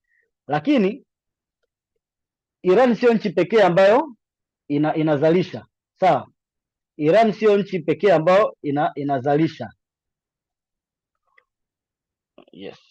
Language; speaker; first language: Swahili; native; Swahili